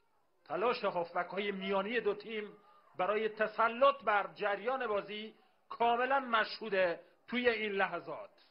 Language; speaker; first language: Persian; native; Persian